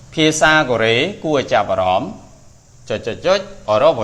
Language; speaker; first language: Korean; non-native, fluent; Khmer